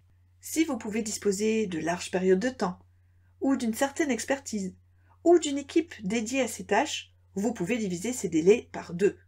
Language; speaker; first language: French; native; French